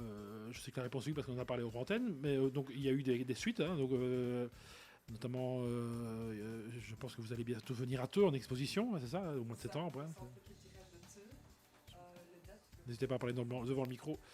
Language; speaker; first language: French; native; French